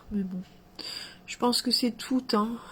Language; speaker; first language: French; native; French